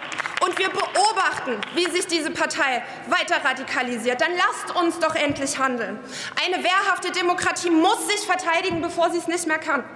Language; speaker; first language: German; early bilingual, other home language; Arabic